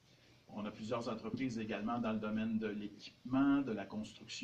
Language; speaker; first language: French; native; French